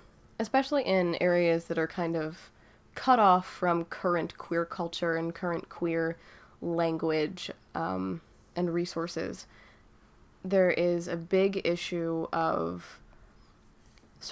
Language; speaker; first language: English; native; English